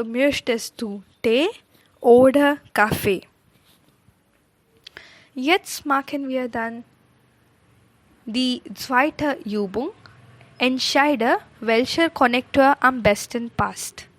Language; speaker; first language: German; non-native, fluent; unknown